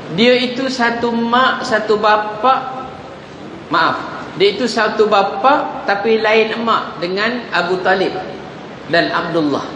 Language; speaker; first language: Malay; non-native, local second language; Javanese